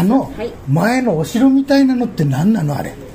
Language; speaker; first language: Japanese; native; Japanese